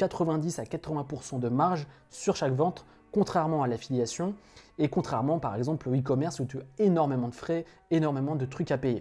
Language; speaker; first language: French; native; French